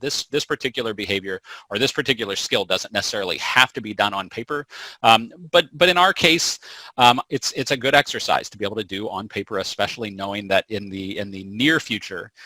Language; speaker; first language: English; native; English